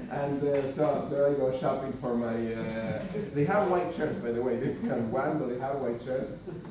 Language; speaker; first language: English; non-native, fluent; Spanish